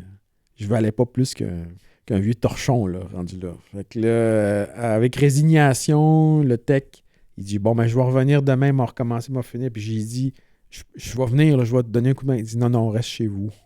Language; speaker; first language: French; native; French